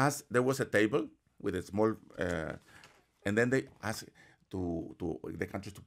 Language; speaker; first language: English; non-native, fluent; Spanish